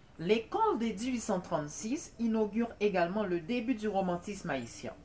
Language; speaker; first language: French; non-native, local second language; Haitian Creole